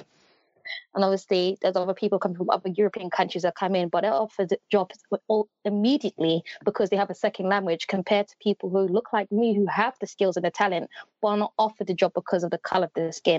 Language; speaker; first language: English; native; English